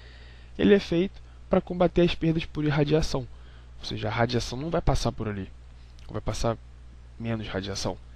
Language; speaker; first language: Portuguese; native; Portuguese